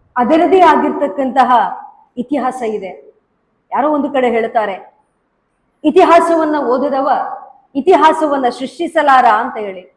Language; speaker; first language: Kannada; non-native, local second language; Tulu